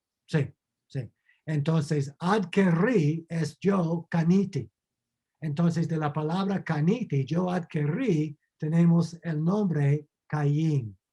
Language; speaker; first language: Spanish; non-native, fluent; English